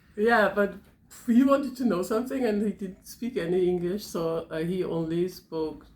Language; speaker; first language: English; non-native, fluent; German